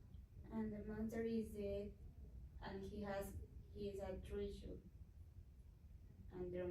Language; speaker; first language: English; non-native, learner; Spanish